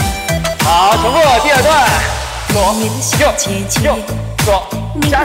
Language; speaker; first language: Chinese; native; Chinese